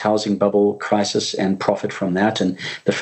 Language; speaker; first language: English; native; English